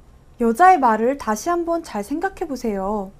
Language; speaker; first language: Korean; native; Korean